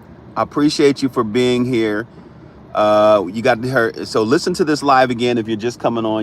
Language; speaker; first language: English; native; English